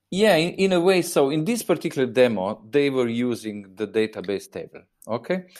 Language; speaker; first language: English; non-native, fluent; Slovenian